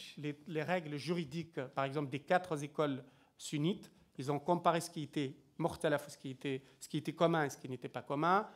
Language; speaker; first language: French; native; French